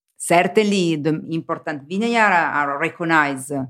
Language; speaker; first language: English; non-native, learner; Italian